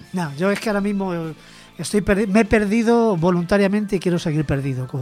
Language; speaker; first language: Spanish; native; Spanish